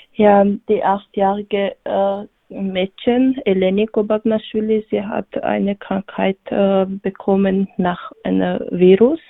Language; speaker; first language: German; non-native, learner; Georgian